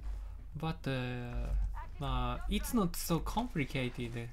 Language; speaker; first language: English; non-native, learner; Japanese